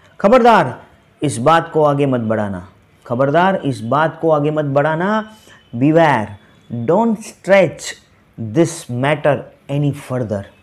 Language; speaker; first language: Hindi; native; Hindi